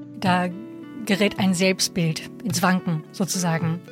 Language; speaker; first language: German; native; German